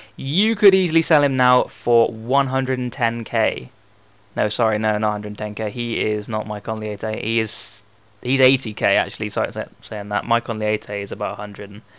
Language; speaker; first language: English; native; English